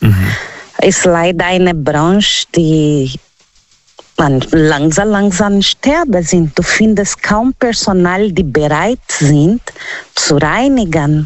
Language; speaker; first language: German; non-native, learner; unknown